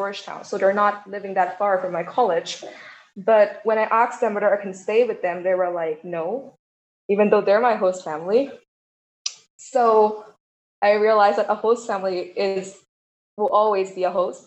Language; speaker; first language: English; non-native, fluent; Thai